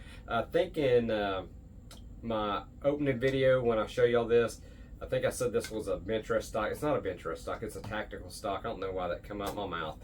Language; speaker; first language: English; native; English